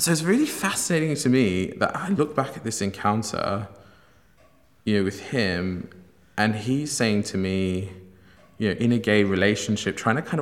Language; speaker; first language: English; native; English